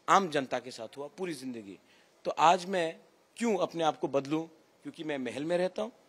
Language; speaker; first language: Hindi; non-native, local second language; Kok Borok